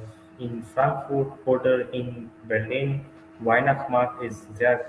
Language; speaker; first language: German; non-native, learner; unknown